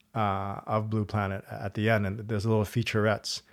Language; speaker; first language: English; native; English